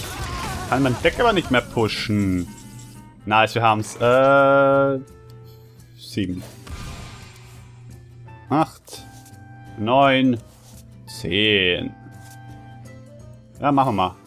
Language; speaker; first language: German; native; German